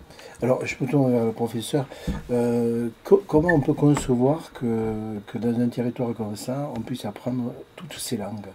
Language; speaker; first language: French; native; French